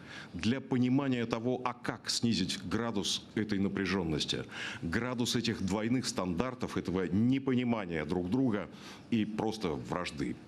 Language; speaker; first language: Russian; native; Russian